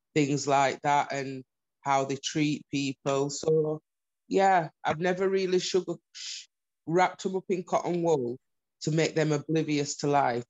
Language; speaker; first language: English; native; English